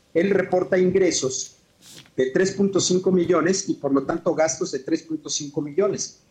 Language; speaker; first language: Spanish; native; Spanish